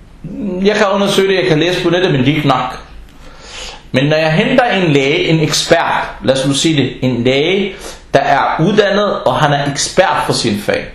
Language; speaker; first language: Danish; non-native, fluent; Arabic